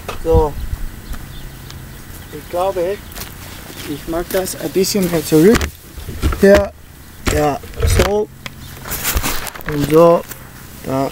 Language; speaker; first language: German; non-native, learner; Italian